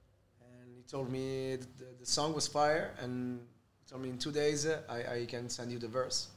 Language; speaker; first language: English; non-native, fluent; Italian